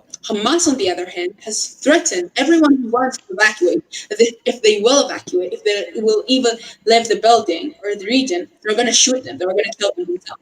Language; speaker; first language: English; non-native, fluent; Hebrew